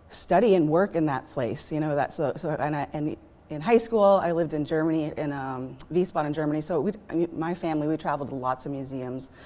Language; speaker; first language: English; native; English